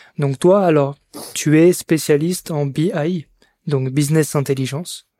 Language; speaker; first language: French; native; French